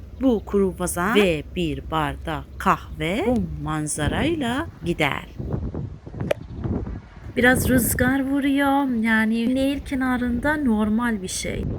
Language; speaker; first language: Turkish; non-native, fluent; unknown